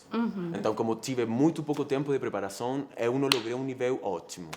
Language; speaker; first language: Portuguese; non-native, fluent; Spanish